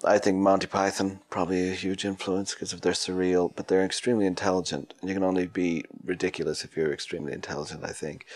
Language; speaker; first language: English; native; English